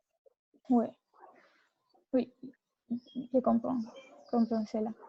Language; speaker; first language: French; non-native, learner; Spanish